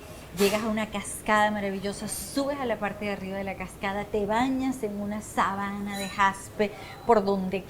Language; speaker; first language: Spanish; native; Spanish